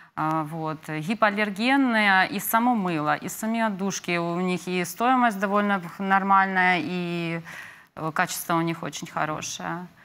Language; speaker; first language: Russian; native; Russian